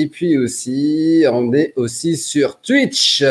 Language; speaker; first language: French; non-native, local second language; Arabic